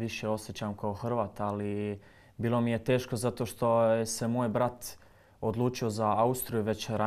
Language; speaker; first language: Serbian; early bilingual, heritage; Croatian